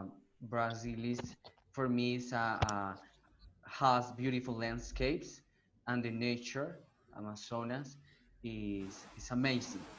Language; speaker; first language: English; non-native, learner; Spanish